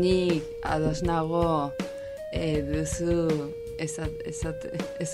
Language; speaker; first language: Basque; non-native, local second language; Spanish